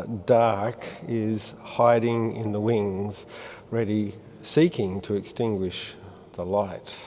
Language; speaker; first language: English; native; English